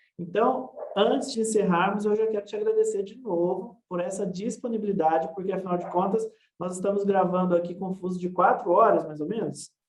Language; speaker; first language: Portuguese; native; Portuguese